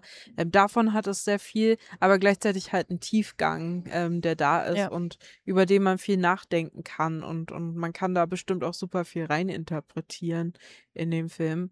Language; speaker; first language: German; native; German